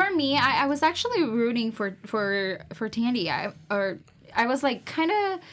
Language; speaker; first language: English; native; English